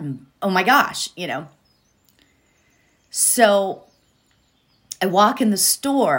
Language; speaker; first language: English; native; English